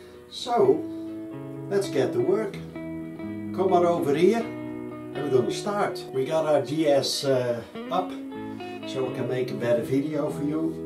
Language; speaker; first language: English; non-native, fluent; Dutch